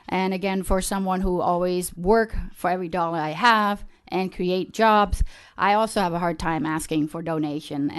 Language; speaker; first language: English; early bilingual, other home language; Khmer